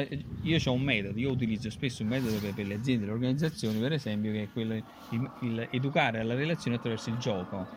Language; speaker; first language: Italian; native; Italian